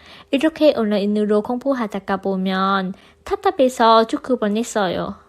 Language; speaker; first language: Korean; non-native, learner; Vietnamese